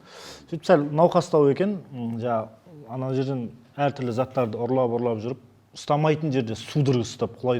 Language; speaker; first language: Kazakh; native; Kazakh